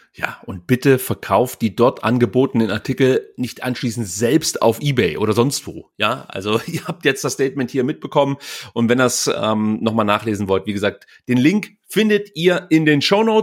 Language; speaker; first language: German; native; German